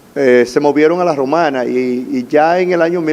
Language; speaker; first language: Spanish; native; Spanish